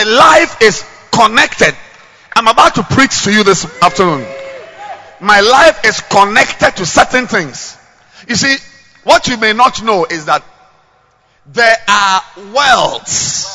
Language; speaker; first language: English; non-native, local second language; Akan